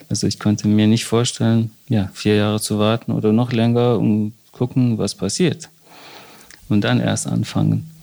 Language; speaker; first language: German; non-native, fluent; Persian